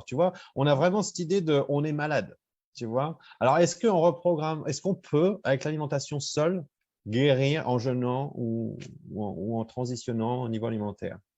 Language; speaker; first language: French; native; French